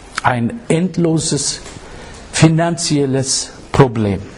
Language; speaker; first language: German; non-native, fluent; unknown